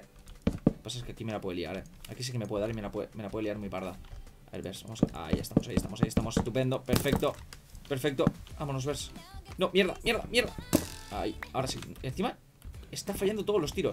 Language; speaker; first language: Spanish; native; Spanish